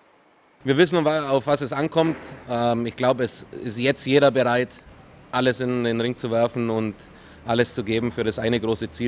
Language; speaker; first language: German; native; German